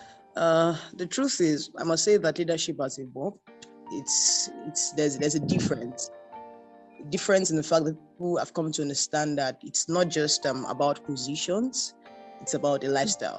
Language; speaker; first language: English; non-native, local second language; Yoruba